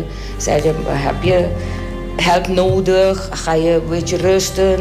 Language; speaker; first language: Dutch; non-native, local second language; Papiamento